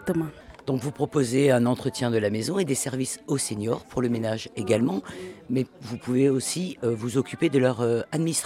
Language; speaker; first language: French; native; French